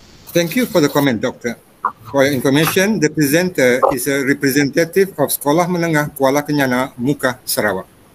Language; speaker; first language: English; non-native, local second language; Malay